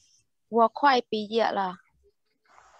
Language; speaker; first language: Chinese; non-native, learner; Khmer